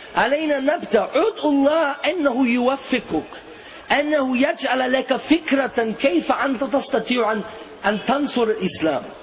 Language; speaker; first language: Arabic; non-native, fluent; German